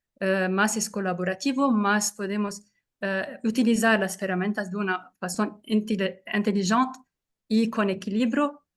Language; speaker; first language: Spanish; non-native, fluent; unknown